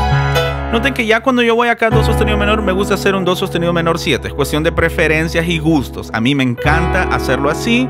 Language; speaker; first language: Spanish; native; Spanish